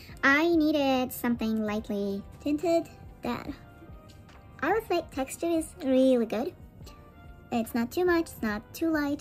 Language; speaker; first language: English; non-native, fluent; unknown